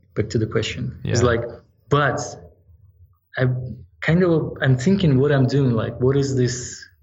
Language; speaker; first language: English; non-native, fluent; Ukrainian